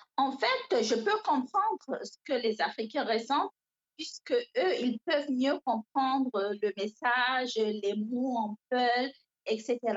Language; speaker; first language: French; non-native, local second language; Fula